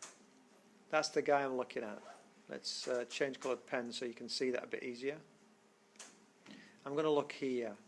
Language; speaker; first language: English; native; English